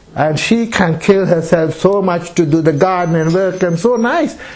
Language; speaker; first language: English; non-native, local second language; Sinhala